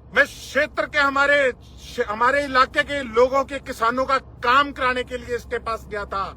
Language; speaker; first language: Hindi; non-native, local second language; Punjabi